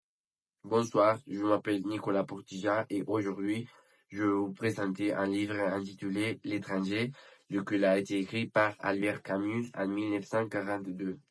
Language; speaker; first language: French; non-native, learner; Spanish